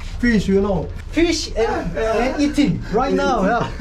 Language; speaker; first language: English; non-native, learner; Arabic